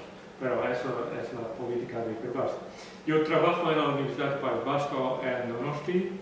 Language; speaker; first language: Spanish; non-native, learner; Western Frisian